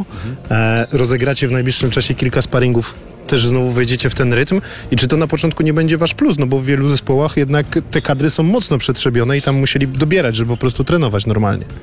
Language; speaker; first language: Polish; native; Polish